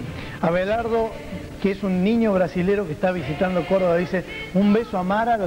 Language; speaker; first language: Spanish; native; Spanish